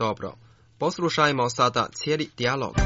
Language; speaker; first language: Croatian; non-native, fluent; Chinese